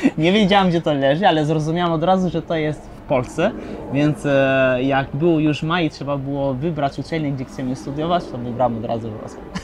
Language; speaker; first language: Polish; non-native, fluent; Albanian